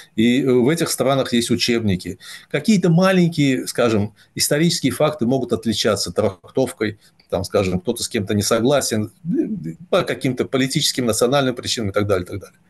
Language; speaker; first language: Russian; non-native, local second language; Azerbaijani